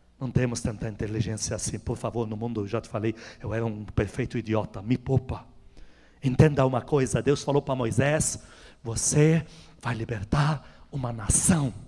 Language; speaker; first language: Portuguese; non-native, fluent; Arabic